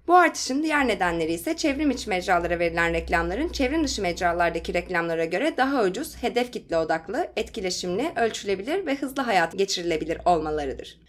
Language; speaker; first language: Turkish; native; Turkish